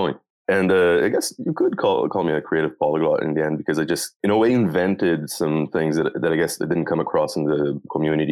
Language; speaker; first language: English; non-native, fluent; Portuguese